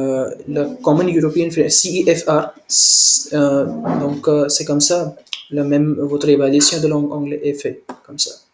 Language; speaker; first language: French; non-native, learner; Hindi